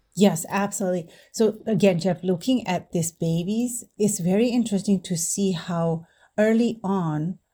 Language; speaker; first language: English; non-native, fluent; Indonesian